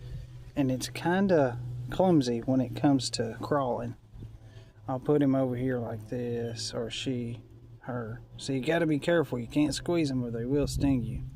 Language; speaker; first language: English; native; English